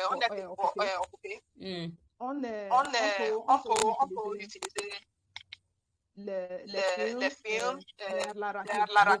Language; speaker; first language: French; non-native, learner; Yoruba